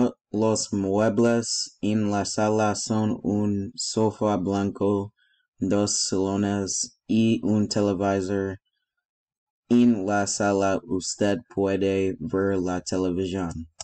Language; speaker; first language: Spanish; non-native, learner; English